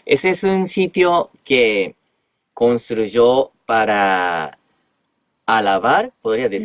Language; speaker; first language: Spanish; non-native, fluent; Japanese